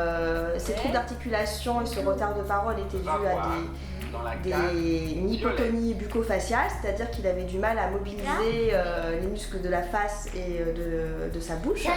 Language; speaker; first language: French; native; French